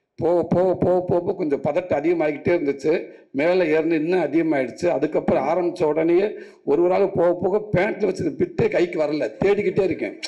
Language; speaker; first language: Tamil; native; Tamil